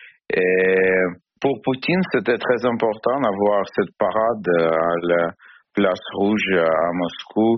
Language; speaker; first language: French; non-native, learner; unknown